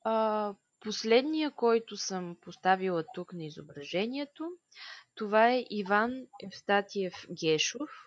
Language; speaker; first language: Bulgarian; native; Bulgarian